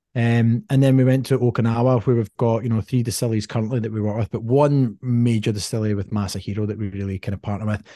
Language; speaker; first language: English; native; English